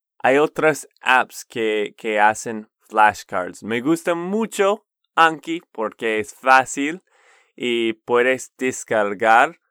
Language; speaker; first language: Spanish; non-native, fluent; English